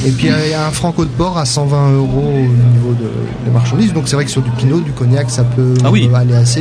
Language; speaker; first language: French; native; French